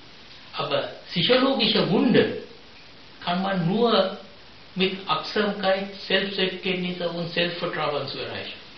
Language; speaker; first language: German; non-native, fluent; Sinhala